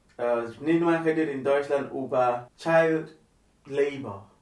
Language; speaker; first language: German; non-native, learner; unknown